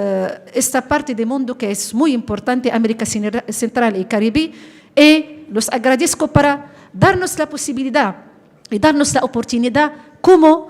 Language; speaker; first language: Spanish; non-native, fluent; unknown